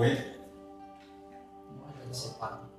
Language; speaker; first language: French; non-native, local second language; Malagasy